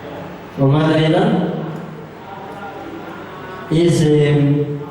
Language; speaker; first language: Arabic; non-native, fluent; Indonesian